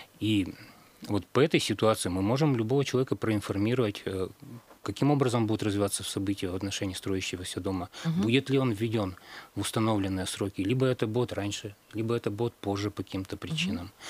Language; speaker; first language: Russian; native; Russian